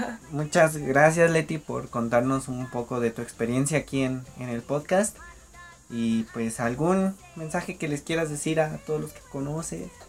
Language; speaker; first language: Spanish; native; Spanish